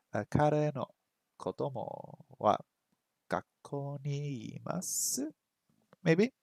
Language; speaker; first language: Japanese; non-native, learner; English